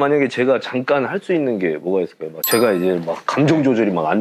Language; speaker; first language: Korean; native; Korean